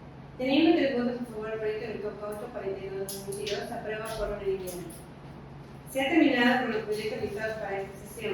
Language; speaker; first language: Spanish; native; Spanish